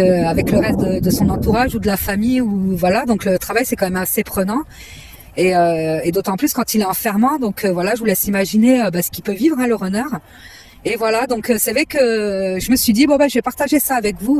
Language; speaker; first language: French; native; French